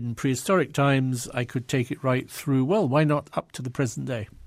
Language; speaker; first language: English; native; English